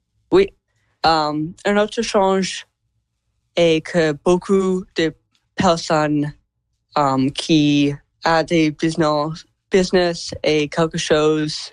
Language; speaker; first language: French; non-native, local second language; English